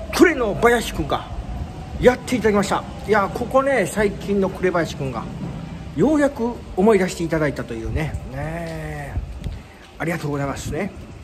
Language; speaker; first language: Japanese; native; Japanese